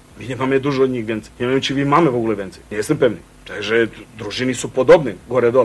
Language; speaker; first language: Polish; non-native, fluent; Croatian